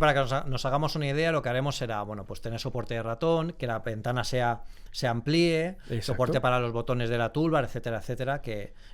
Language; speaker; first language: Spanish; native; Spanish